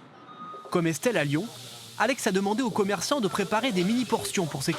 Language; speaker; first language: French; native; French